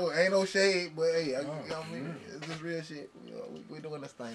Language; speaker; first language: English; native; English